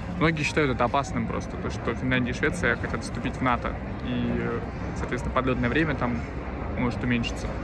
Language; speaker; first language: Russian; native; Russian